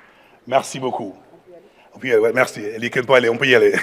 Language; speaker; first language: French; non-native, local second language; Wolof